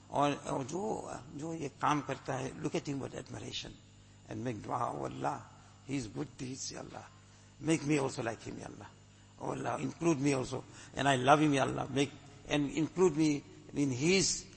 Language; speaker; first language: English; native; English